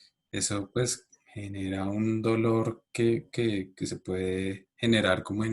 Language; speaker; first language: Spanish; native; Spanish